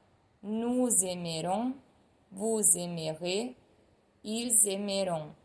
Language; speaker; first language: French; non-native, fluent; Italian